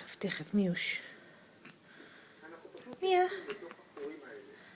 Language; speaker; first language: Hebrew; native; Hebrew